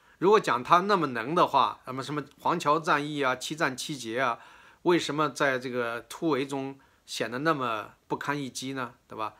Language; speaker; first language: Chinese; native; Chinese